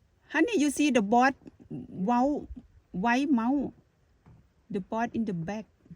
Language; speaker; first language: English; non-native, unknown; Thai